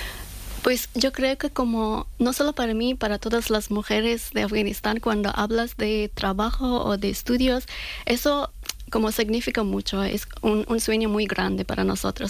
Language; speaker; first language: Spanish; non-native, learner; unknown